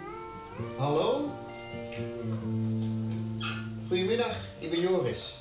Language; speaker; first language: Dutch; native; Dutch